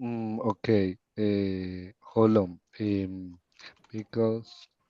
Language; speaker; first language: English; non-native, learner; Spanish